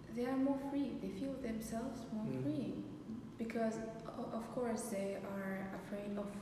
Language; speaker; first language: English; non-native, fluent; Kazakh